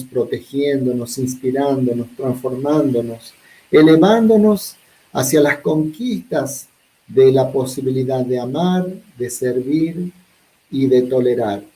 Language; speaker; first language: Spanish; native; Spanish